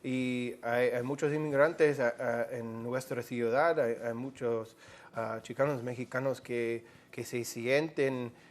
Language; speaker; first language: Spanish; non-native, fluent; English